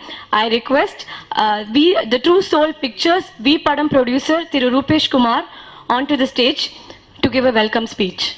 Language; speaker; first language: Tamil; native; Tamil